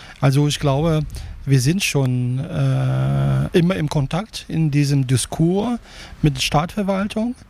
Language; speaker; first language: German; non-native, fluent; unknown